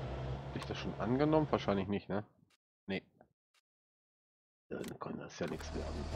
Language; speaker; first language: German; native; German